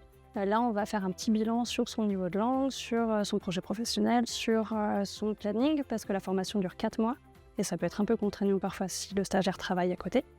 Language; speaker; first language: French; native; French